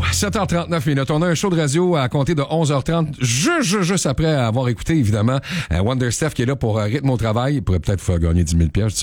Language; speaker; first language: French; native; French